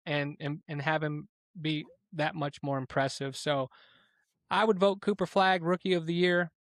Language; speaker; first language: English; native; English